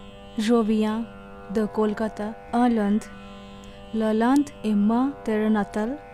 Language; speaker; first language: French; non-native, learner; Bangla